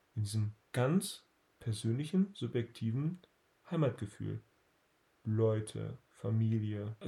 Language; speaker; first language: German; native; German